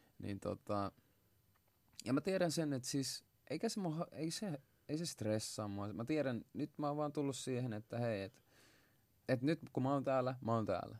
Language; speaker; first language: Finnish; early bilingual, other home language; Swahili